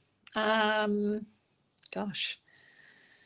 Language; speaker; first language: English; native; English